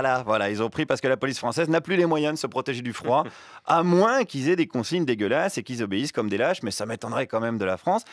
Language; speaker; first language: French; native; French